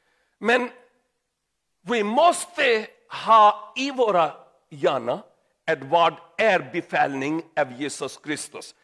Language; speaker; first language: Swedish; non-native, learner; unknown